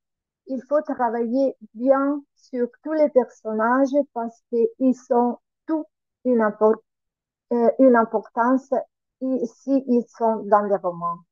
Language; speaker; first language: French; non-native, learner; Italian